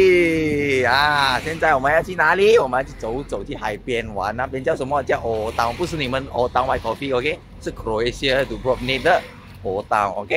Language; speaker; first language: Chinese; native; Chinese